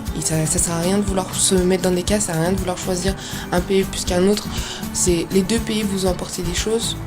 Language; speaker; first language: French; native; French